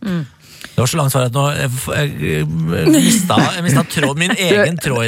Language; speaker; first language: Norwegian; native; Norwegian